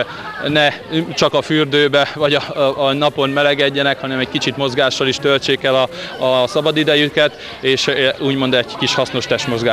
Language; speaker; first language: Hungarian; native; Hungarian